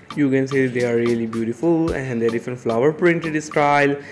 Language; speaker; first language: English; non-native, learner; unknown